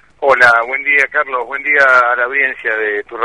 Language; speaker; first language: Spanish; native; Spanish